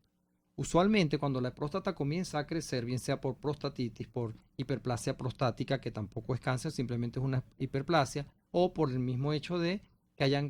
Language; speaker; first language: Spanish; native; Spanish